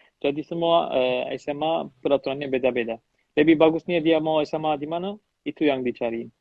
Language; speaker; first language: Indonesian; non-native, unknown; Turkish